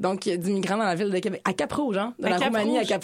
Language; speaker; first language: French; native; French